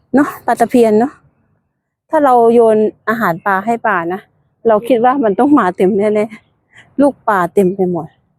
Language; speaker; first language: Thai; native; Thai